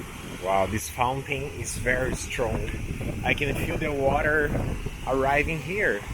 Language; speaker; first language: English; non-native, local second language; Portuguese